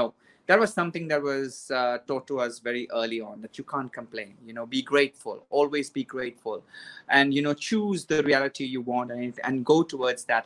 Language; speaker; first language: English; non-native, local second language; Konkani